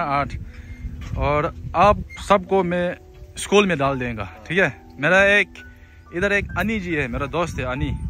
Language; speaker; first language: Hindi; non-native, local second language; Tibetan